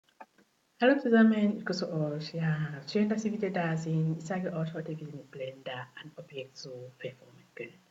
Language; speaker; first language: German; non-native, fluent; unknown